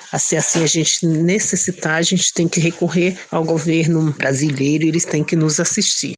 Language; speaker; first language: Portuguese; native; Portuguese